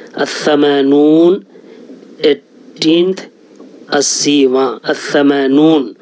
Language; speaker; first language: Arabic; non-native, fluent; Urdu